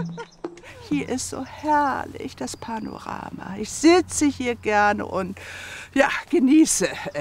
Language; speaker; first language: German; native; German